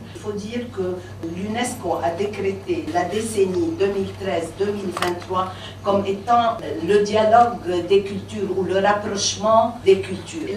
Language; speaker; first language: French; non-native, local second language; Arabic